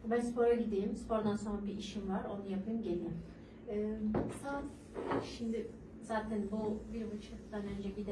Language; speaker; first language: Turkish; non-native, fluent; Kyrgyz